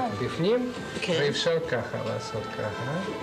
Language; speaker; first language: Hebrew; non-native, learner; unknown